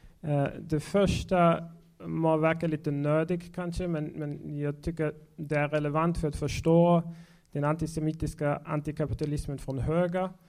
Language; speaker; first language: Swedish; native; Swedish